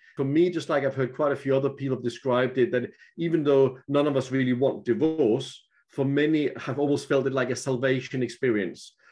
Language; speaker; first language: English; non-native, fluent; Danish